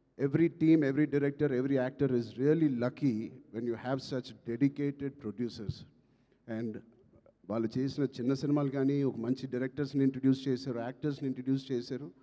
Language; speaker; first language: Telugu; native; Telugu